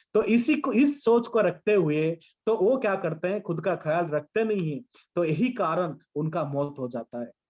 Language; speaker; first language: Hindi; non-native, local second language; Bangla